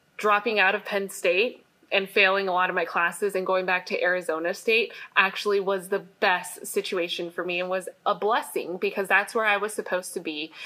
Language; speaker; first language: English; native; English